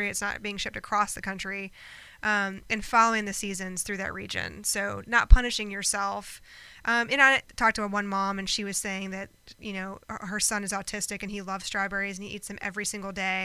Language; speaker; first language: English; native; English